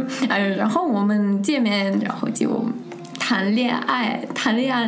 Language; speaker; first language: Chinese; non-native, fluent; Russian